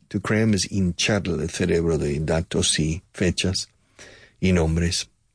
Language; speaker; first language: Spanish; non-native, fluent; English